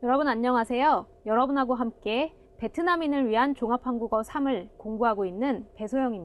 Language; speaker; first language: Korean; native; Korean